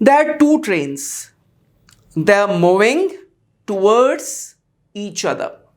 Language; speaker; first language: English; non-native, local second language; Hindi